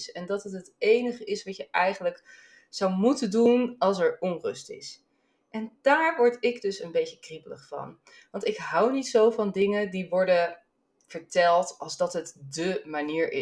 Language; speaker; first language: Dutch; native; Dutch